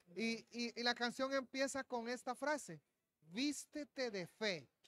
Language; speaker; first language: Spanish; native; Spanish